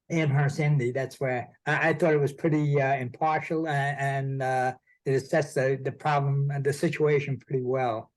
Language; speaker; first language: English; native; English